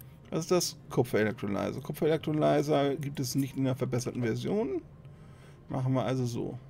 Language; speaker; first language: German; native; German